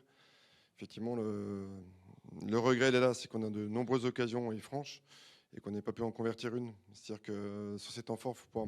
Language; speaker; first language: French; native; French